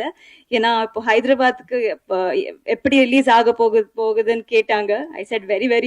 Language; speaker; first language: Tamil; non-native, learner; Telugu